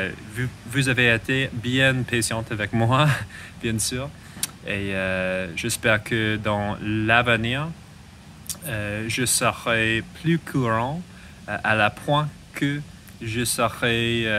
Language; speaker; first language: French; non-native, learner; English